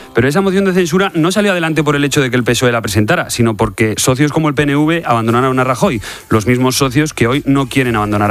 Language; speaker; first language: Spanish; native; Spanish